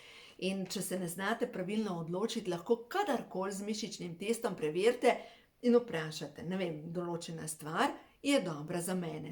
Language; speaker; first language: Slovenian; native; Slovenian